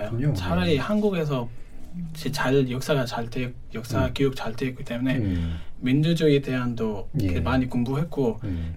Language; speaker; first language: Korean; non-native, fluent; Arabic